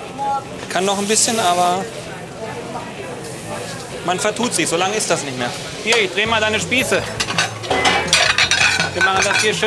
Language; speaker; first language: German; native; German